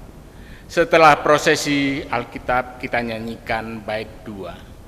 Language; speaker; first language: Indonesian; native; Indonesian